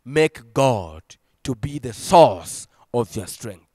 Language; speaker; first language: English; non-native, local second language; Swahili